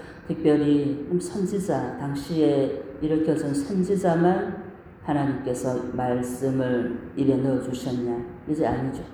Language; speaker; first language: Korean; native; Korean